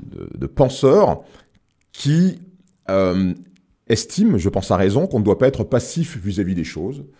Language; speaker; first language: French; native; French